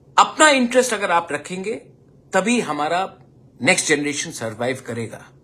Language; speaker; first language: Hindi; non-native, local second language; Kok Borok